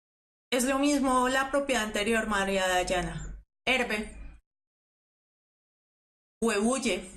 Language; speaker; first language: Spanish; native; Spanish